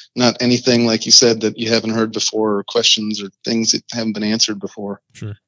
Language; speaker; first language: English; native; English